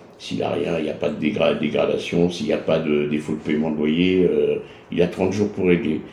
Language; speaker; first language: French; native; French